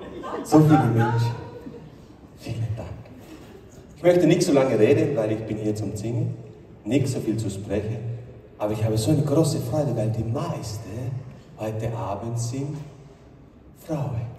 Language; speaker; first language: German; non-native, learner; Italian